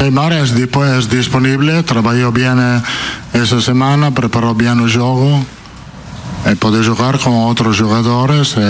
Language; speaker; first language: Portuguese; non-native, learner; Italian